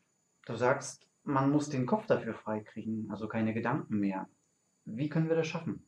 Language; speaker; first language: German; native; German